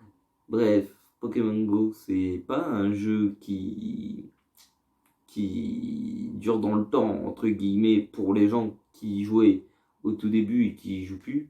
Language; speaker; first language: French; native; French